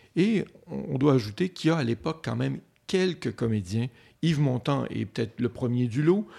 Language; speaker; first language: French; native; French